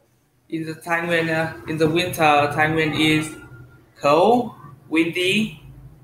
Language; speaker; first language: English; non-native, learner; Vietnamese